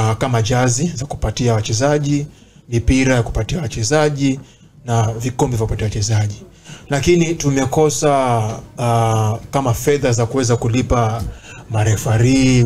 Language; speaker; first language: Swahili; non-native, local second language; Luo (Kenya and Tanzania)